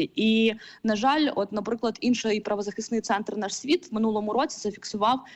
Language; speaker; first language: Ukrainian; native; Ukrainian